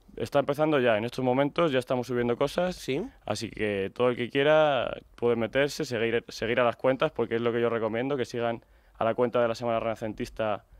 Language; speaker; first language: Spanish; native; Spanish